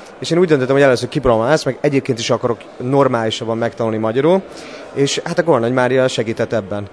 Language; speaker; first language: Hungarian; early bilingual, other home language; English